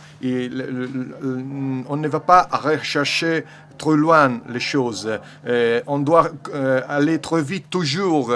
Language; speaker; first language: French; non-native, learner; Italian